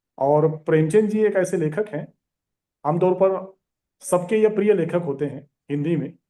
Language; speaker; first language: Hindi; non-native, local second language; Marathi